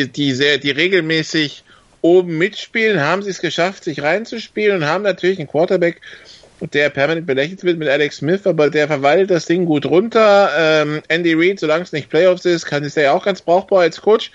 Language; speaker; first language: German; native; German